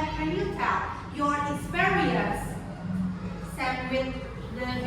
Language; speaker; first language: English; non-native, local second language; Indonesian